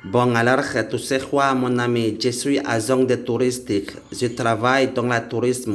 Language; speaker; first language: French; non-native, learner; Indonesian